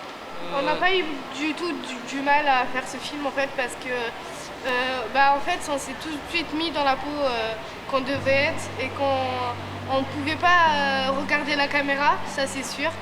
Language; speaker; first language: French; early bilingual, other home language; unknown